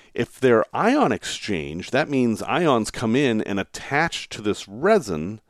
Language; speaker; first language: English; native; English